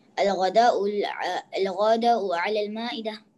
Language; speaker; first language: Arabic; non-native, learner; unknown